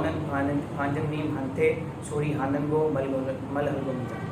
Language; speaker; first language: Korean; non-native, learner; Urdu